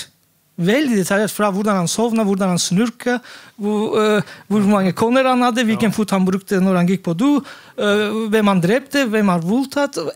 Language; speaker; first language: Norwegian; non-native, fluent; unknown